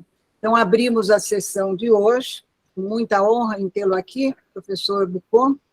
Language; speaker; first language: Portuguese; native; Portuguese